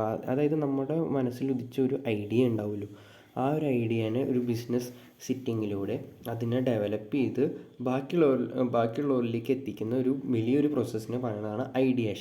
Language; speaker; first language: Malayalam; native; Malayalam